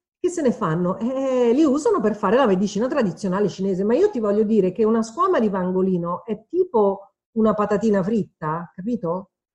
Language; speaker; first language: Italian; native; Italian